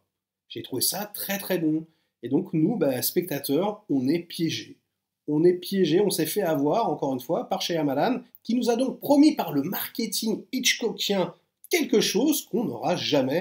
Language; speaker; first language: French; native; French